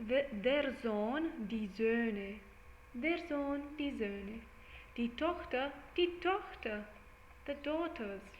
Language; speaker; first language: German; non-native, learner; English